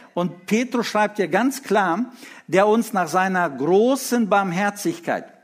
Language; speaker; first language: German; early bilingual, other home language; Russian